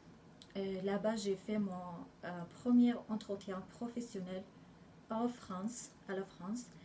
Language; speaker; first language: French; non-native, learner; Arabic